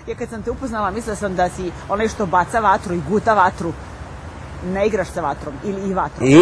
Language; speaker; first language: Serbian; native; Serbian